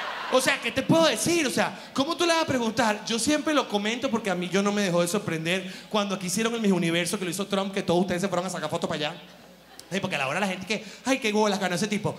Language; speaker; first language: Spanish; native; Spanish